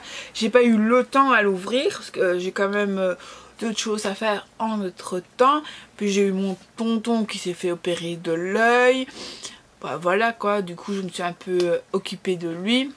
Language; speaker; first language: French; native; French